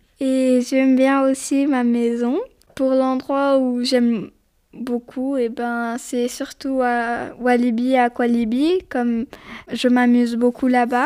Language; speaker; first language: French; early bilingual, other home language; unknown